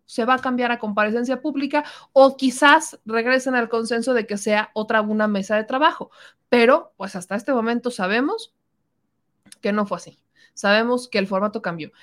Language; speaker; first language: Spanish; native; Spanish